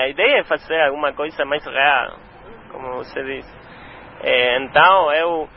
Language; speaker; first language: Portuguese; non-native, learner; Spanish